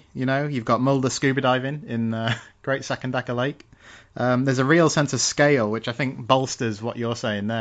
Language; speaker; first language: English; native; English